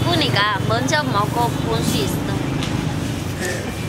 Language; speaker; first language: Korean; non-native, learner; Vietnamese